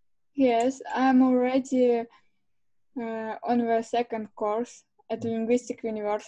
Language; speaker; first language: English; non-native, learner; Russian